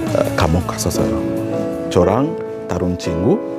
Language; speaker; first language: Korean; non-native, learner; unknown